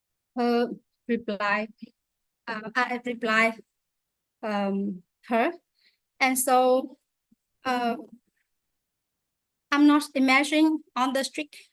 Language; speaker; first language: English; non-native, learner; Vietnamese